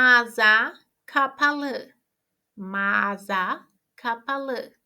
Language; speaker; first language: Turkish; non-native, fluent; Portuguese